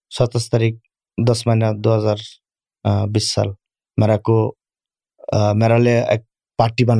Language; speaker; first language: Urdu; non-native, learner; Bangla